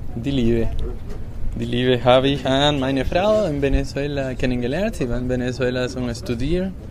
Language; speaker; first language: German; non-native, learner; Spanish